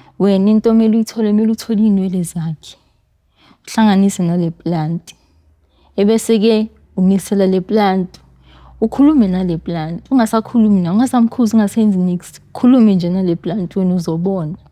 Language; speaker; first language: Zulu; native; Zulu